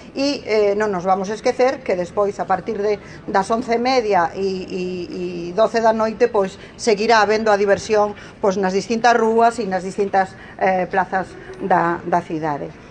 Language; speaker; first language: Galician; non-native, local second language; Spanish